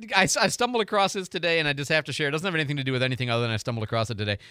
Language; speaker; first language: English; native; English